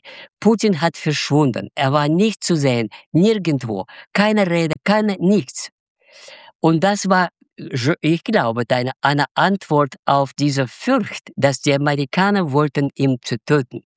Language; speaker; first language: German; non-native, fluent; Russian